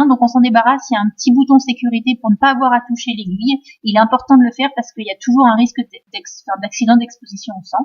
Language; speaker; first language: French; native; French